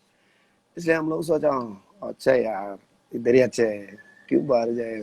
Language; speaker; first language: Hindi; non-native, local second language; Malayalam